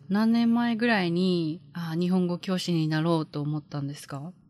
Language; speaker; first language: Japanese; native; Japanese